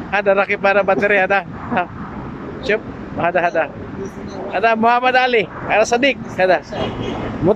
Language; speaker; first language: Arabic; non-native, learner; Filipino